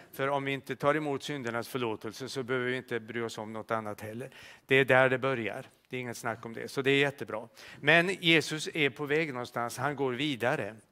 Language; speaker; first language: Swedish; native; Swedish